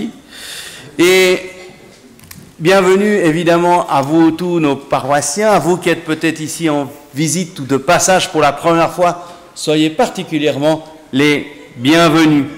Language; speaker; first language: French; native; French